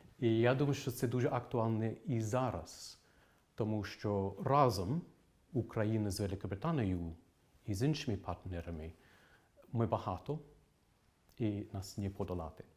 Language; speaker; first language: Ukrainian; non-native, fluent; English